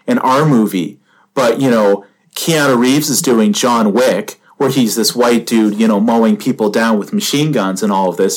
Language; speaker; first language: English; native; English